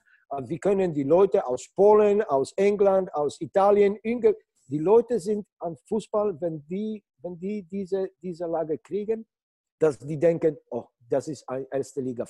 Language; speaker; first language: German; non-native, learner; Polish